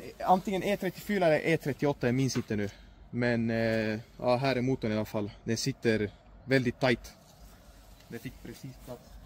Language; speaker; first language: Swedish; early bilingual, other home language; Estonian